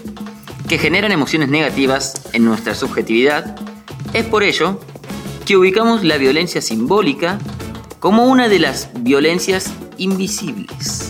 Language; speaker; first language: Spanish; native; Spanish